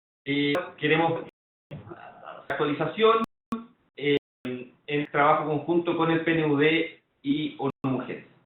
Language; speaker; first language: Spanish; native; Spanish